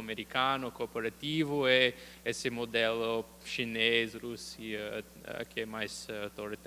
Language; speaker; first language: Portuguese; non-native, fluent; English